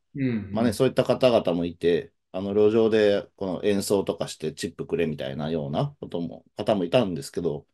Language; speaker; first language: Japanese; native; Japanese